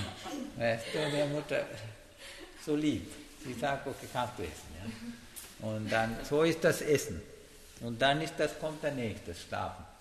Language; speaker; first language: German; non-native, learner; Sinhala